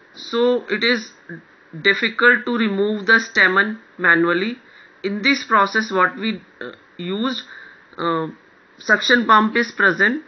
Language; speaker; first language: English; non-native, local second language; Hindi